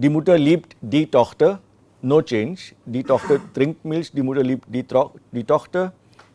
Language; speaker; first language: German; non-native, fluent; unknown